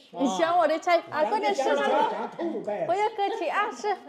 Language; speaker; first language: Chinese; non-native, learner; Indonesian